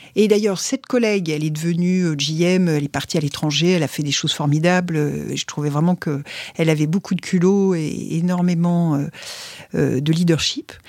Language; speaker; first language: French; native; French